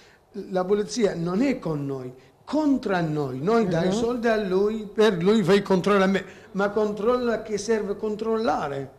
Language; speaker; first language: Italian; non-native, learner; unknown